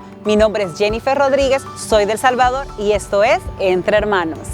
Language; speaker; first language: Spanish; native; Spanish